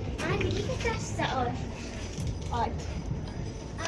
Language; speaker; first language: Finnish; non-native, local second language; Filipino